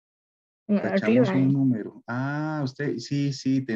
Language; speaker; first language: Spanish; native; Spanish